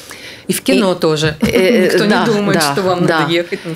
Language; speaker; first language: Russian; native; Russian